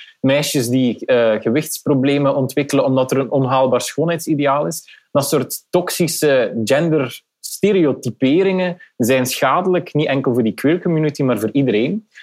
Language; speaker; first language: Dutch; native; Dutch